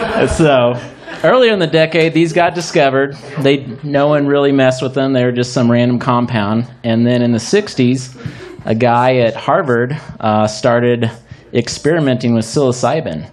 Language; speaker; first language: English; native; English